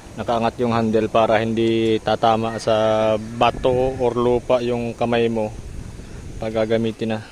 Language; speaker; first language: Filipino; non-native, local second language; Bikol